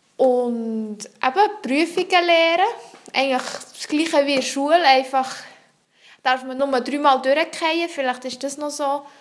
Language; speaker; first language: German; non-native, local second language; French